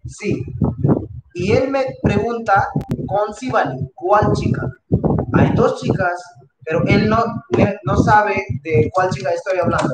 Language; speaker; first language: Spanish; non-native, fluent; Hindi